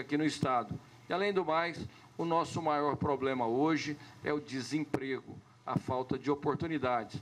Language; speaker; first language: Portuguese; native; Portuguese